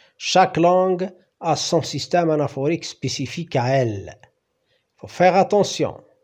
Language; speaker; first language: French; non-native, local second language; Arabic